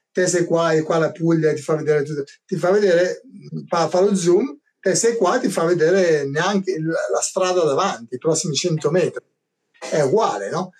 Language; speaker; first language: Italian; native; Italian